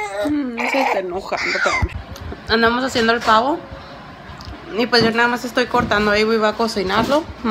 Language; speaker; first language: Spanish; early bilingual, heritage; Spanish